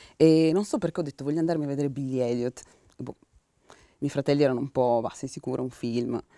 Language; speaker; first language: Italian; early bilingual, other home language; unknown